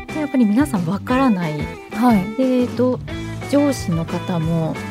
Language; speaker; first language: Japanese; native; Japanese